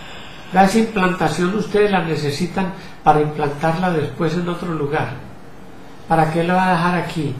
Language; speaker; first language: Spanish; native; Spanish